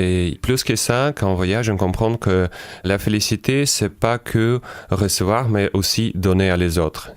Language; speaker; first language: French; non-native, fluent; Ukrainian